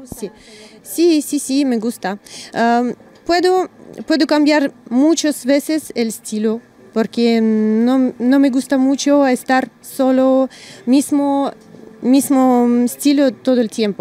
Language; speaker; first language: Spanish; non-native, learner; Russian